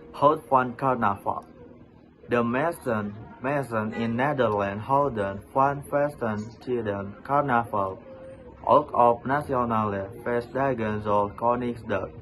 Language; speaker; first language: Dutch; non-native, learner; Indonesian